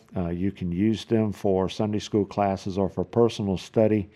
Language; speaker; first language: English; native; English